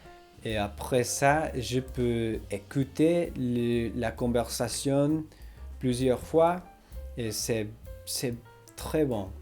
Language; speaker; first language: French; non-native, learner; English